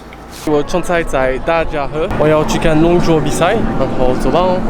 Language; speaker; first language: Chinese; non-native, learner; French